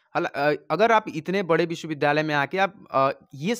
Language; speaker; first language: Hindi; native; Hindi